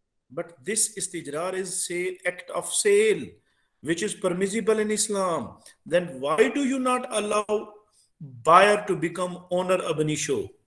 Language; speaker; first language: English; non-native, local second language; Urdu